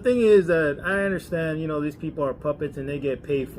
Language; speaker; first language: English; native; English